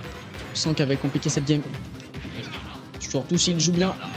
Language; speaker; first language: French; native; French